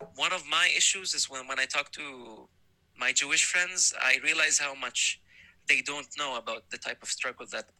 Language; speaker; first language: English; non-native, fluent; Arabic